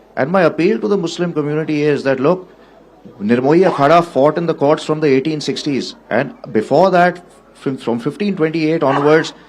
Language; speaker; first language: English; non-native, local second language; Hindi